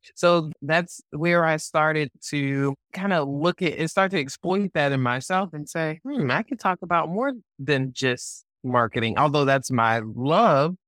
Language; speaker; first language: English; native; English